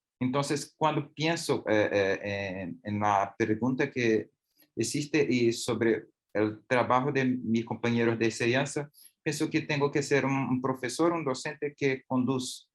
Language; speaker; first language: Spanish; non-native, learner; Portuguese